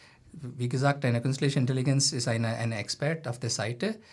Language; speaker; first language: German; non-native, fluent; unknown